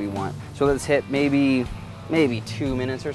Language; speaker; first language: English; native; English